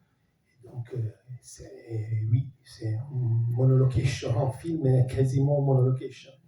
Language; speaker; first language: French; non-native, fluent; Italian